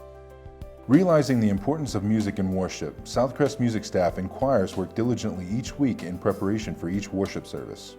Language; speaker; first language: English; native; English